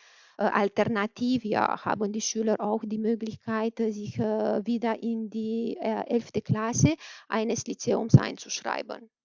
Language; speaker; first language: German; non-native, fluent; Romanian